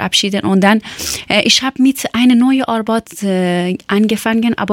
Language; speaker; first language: German; non-native, fluent; Persian